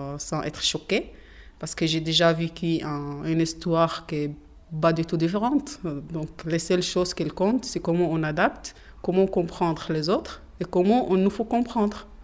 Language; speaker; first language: French; non-native, learner; Arabic